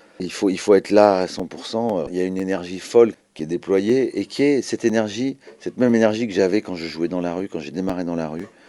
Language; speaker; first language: French; native; French